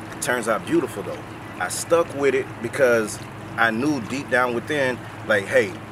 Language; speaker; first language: English; native; English